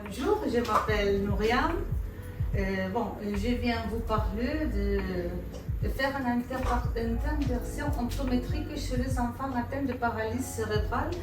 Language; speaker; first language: French; non-native, fluent; Spanish